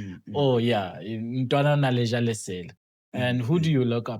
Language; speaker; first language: English; non-native, local second language; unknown